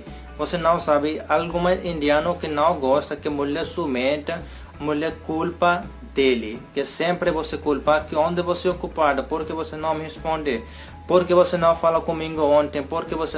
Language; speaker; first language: Portuguese; non-native, learner; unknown